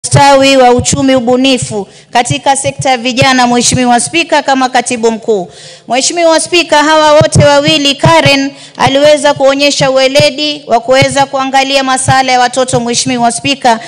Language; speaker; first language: Swahili; native; Swahili